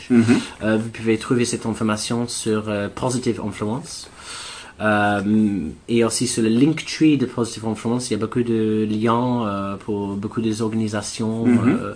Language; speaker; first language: French; non-native, learner; English